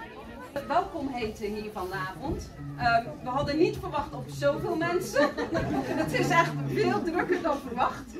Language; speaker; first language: Dutch; non-native, learner; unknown